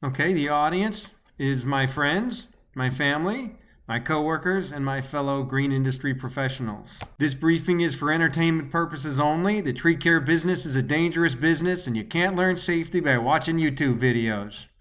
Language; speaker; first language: English; native; English